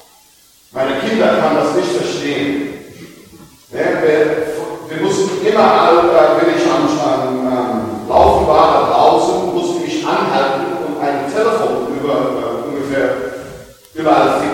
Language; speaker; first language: German; non-native, learner; English